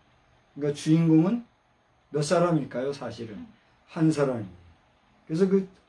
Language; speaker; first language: Korean; native; Korean